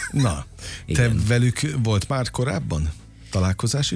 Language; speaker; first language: Hungarian; native; Hungarian